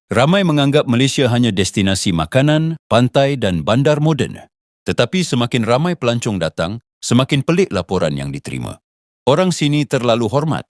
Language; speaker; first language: Malay; native; Malay